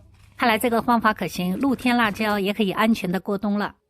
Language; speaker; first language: Chinese; native; Chinese